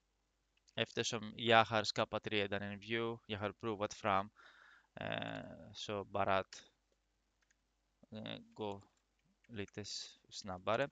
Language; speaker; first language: Swedish; non-native, fluent; Greek